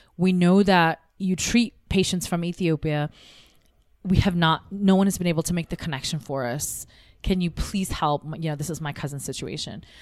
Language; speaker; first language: English; early bilingual, other home language; Tigrinya